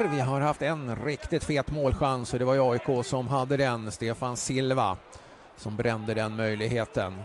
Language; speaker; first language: Swedish; native; Swedish